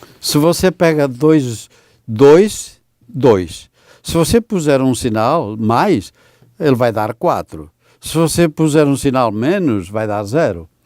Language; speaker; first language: Portuguese; native; Portuguese